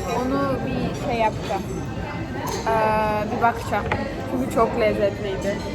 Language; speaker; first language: Turkish; early bilingual, heritage; Turkish